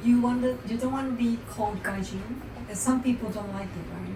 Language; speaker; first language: English; non-native, learner; Japanese